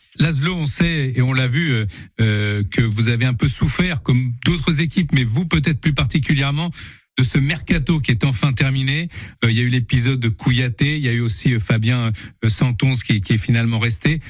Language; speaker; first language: French; native; French